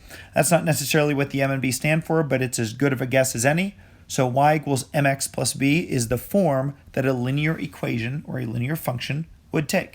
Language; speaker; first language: English; native; English